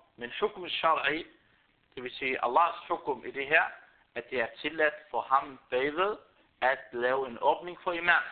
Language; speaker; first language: Danish; early bilingual, other home language; Arabic